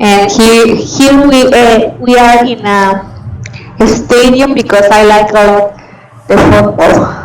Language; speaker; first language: English; non-native, fluent; Spanish